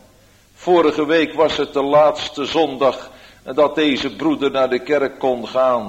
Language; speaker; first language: Dutch; native; Dutch